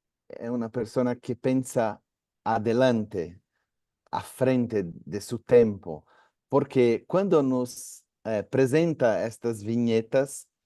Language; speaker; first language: Spanish; non-native, learner; Portuguese